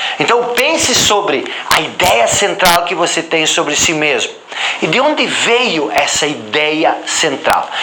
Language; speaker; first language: Portuguese; non-native, local second language; German